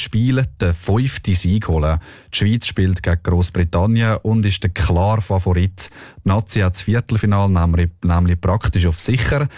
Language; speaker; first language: German; native; German